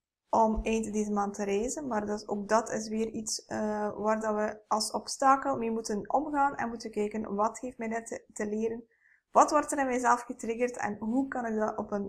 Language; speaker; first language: Dutch; native; Dutch